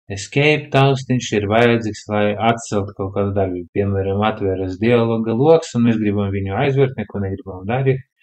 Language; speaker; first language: Latvian; non-native, local second language; Russian